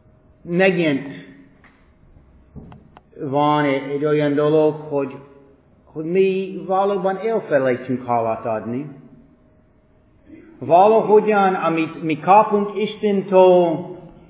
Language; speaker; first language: Hungarian; non-native, fluent; English